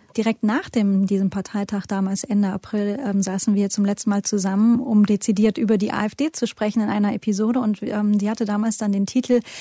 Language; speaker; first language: German; native; German